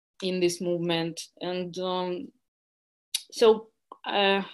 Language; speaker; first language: English; non-native, fluent; Russian